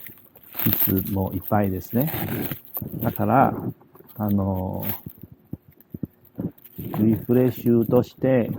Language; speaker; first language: Japanese; non-native, learner; Chinese